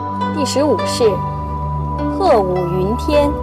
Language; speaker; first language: Chinese; native; Chinese